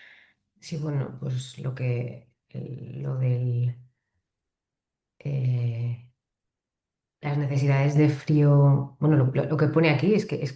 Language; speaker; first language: Spanish; native; Spanish